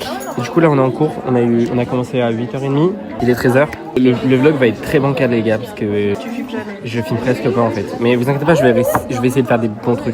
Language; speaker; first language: French; native; French